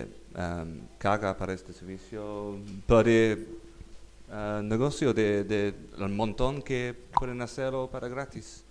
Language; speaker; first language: Spanish; non-native, learner; English